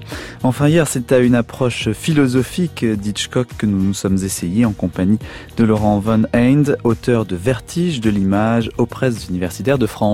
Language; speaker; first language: French; native; French